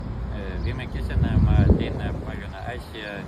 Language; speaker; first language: Finnish; non-native, learner; Russian